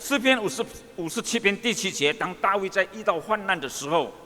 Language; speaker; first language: Chinese; early bilingual, heritage; Chinese